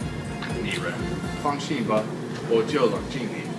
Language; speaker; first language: Chinese; non-native, learner; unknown